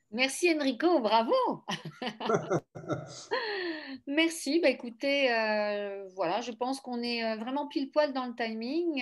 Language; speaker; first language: French; native; French